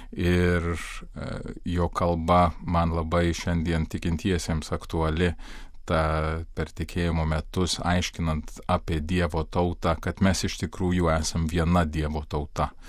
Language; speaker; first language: Lithuanian; early bilingual, heritage; Lithuanian